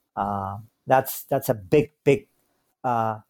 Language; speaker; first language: English; non-native, fluent; Spanish